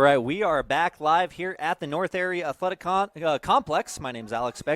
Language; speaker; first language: English; native; English